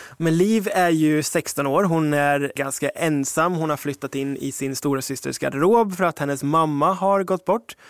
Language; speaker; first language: Swedish; early bilingual, other home language; English